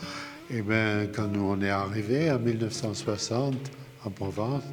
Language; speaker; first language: French; non-native, fluent; German